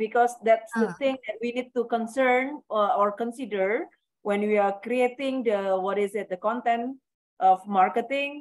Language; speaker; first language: English; non-native, fluent; Indonesian